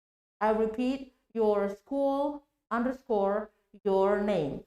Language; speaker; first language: English; non-native, fluent; Indonesian